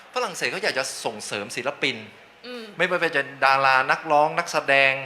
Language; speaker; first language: Thai; native; Thai